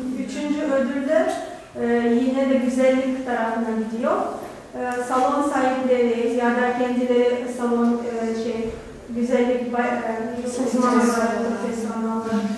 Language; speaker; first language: Turkish; non-native, learner; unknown